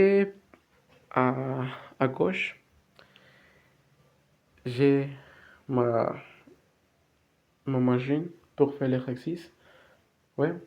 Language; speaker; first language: French; non-native, learner; Spanish